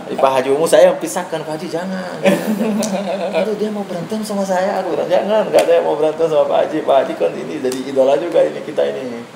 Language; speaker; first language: Indonesian; non-native, fluent; Portuguese